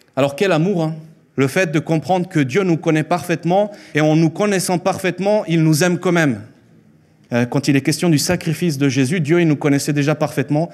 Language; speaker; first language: French; early bilingual, other home language; Spanish